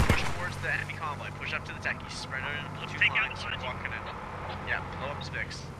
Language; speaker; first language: English; native; English